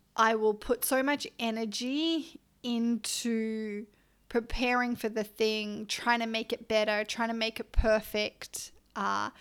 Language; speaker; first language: English; native; English